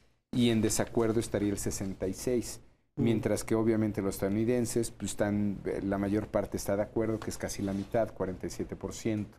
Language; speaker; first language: Spanish; native; Spanish